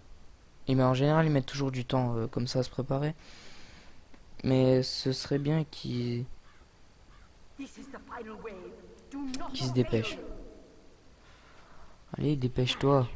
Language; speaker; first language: French; native; French